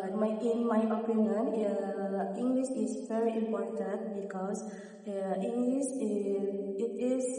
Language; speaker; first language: English; non-native, learner; Indonesian